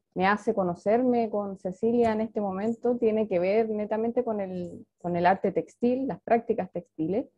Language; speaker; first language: Spanish; native; Spanish